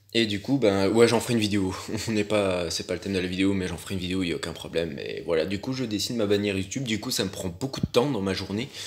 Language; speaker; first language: French; native; French